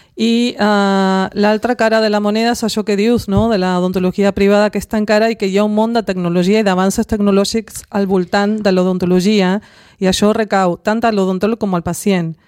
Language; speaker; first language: Catalan; non-native, local second language; Spanish